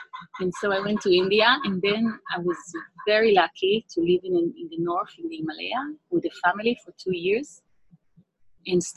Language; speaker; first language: English; non-native, fluent; Hebrew